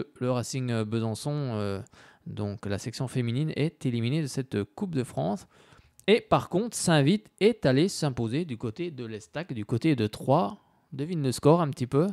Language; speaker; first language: French; native; French